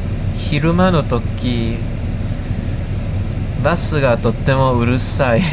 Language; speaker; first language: Japanese; non-native, fluent; English